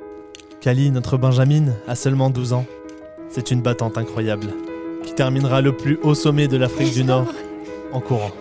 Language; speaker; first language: French; native; French